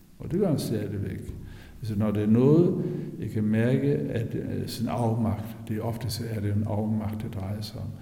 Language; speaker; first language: Danish; native; Danish